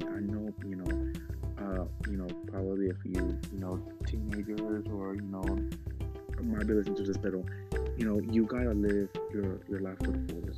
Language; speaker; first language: English; early bilingual, other home language; Spanish